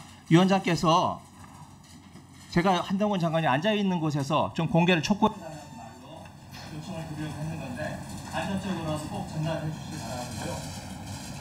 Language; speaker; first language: Korean; native; Korean